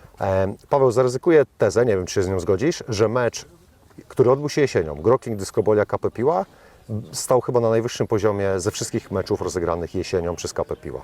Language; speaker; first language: Polish; native; Polish